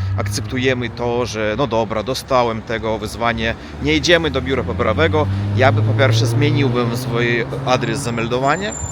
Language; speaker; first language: Polish; non-native, learner; Russian